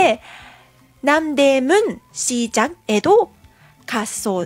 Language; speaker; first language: Korean; non-native, learner; Japanese